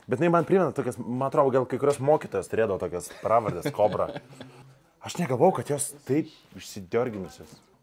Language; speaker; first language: Lithuanian; native; Lithuanian